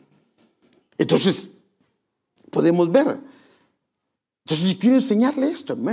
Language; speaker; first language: Spanish; native; Spanish